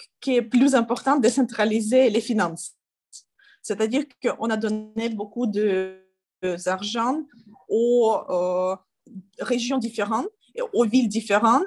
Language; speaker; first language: French; non-native, learner; Ukrainian